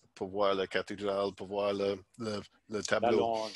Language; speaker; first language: French; non-native, learner; English